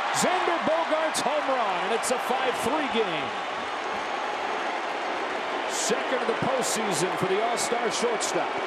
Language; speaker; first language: English; native; English